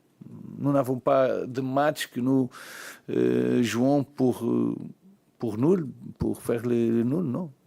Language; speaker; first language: French; non-native, learner; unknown